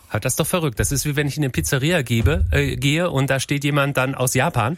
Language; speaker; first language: German; native; German